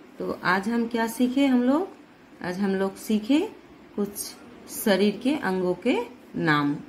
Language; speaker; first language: Hindi; native; Hindi